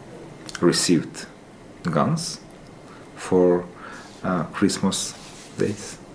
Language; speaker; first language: English; non-native, learner; Russian